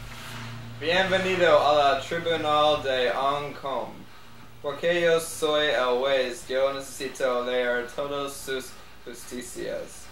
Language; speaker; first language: Spanish; non-native, learner; English